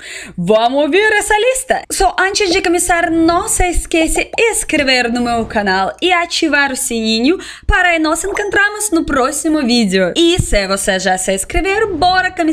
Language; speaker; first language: Portuguese; non-native, fluent; Russian